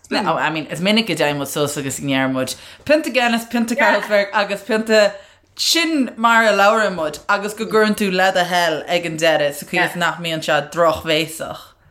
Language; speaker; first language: Irish; non-native, local second language; English